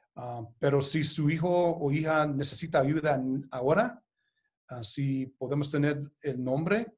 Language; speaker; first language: Spanish; early bilingual, heritage; Spanish